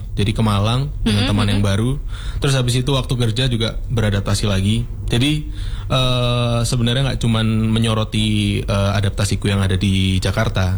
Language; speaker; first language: Indonesian; native; Indonesian